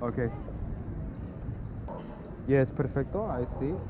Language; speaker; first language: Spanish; non-native, fluent; English